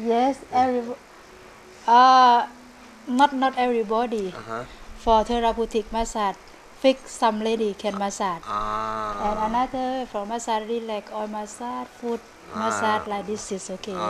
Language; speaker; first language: English; non-native, learner; Thai